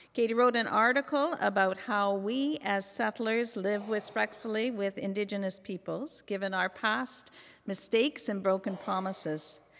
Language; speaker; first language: English; native; English